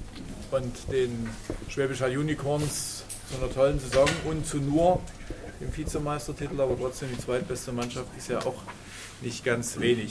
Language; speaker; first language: German; native; German